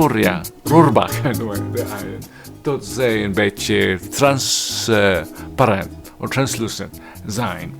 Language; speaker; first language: Dutch; non-native, learner; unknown